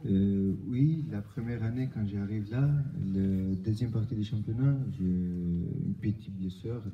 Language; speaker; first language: French; non-native, learner; Albanian